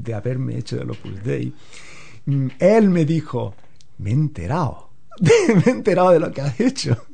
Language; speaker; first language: Spanish; native; Spanish